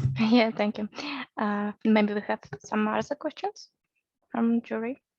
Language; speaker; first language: English; non-native, fluent; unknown